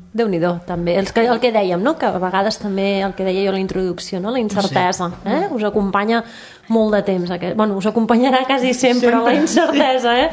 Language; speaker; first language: Catalan; native; Catalan